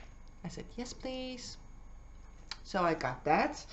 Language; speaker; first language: English; non-native, fluent; Dutch